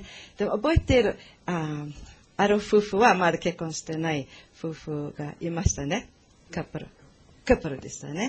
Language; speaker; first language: Japanese; non-native, learner; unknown